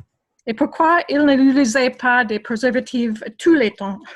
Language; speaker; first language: French; non-native, fluent; English